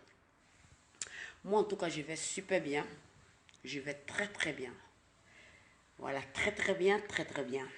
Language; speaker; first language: French; non-native, local second language; Dyula